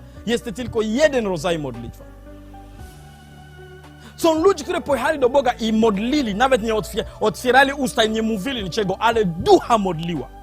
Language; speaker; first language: Polish; non-native, learner; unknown